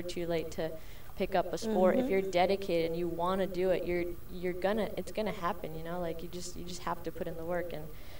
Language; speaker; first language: English; early bilingual, other home language; Spanish